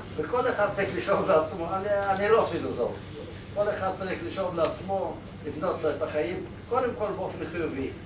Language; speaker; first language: Hebrew; non-native, fluent; Polish